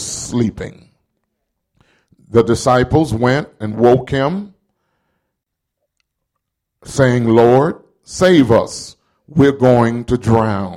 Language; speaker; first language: English; native; English